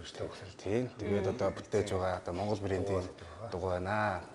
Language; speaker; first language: Mongolian; native; Mongolian